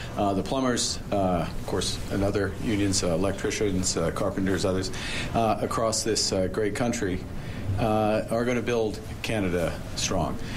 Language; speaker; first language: English; native; English